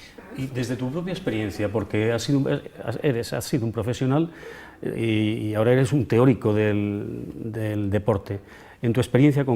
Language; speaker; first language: Spanish; native; Spanish